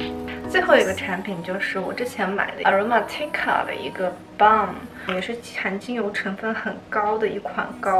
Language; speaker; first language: Chinese; native; Chinese